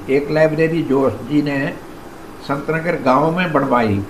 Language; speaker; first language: Hindi; non-native, local second language; Punjabi